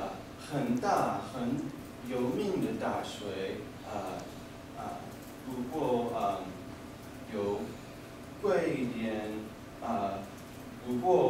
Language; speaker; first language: Chinese; non-native, learner; English